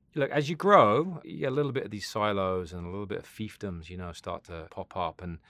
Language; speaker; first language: English; native; English